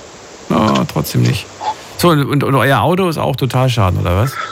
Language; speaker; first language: German; native; German